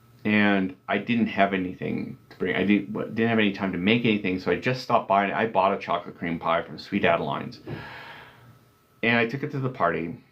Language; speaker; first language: English; native; English